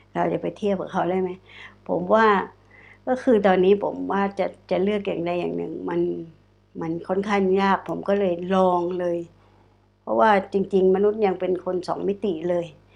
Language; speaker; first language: Thai; non-native, local second language; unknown